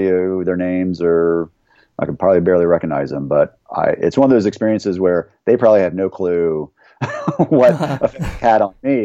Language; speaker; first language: English; native; English